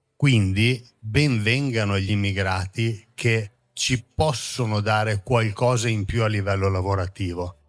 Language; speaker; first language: Italian; early bilingual, other home language; Croatian